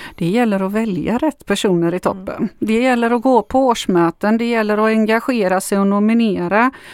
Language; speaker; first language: Swedish; non-native, fluent; Macedonian